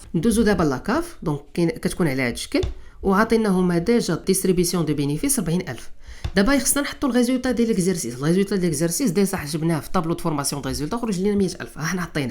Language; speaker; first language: Arabic; native; Arabic